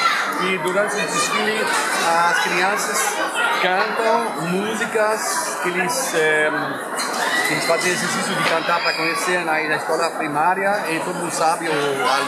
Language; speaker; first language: Portuguese; non-native, fluent; German